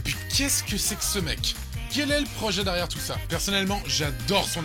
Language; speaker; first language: French; native; French